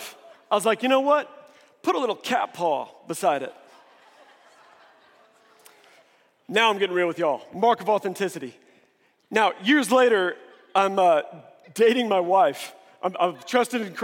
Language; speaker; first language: English; native; English